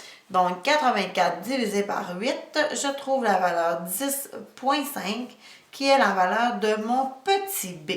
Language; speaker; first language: French; native; French